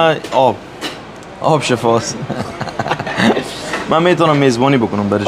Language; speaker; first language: Persian; native; Persian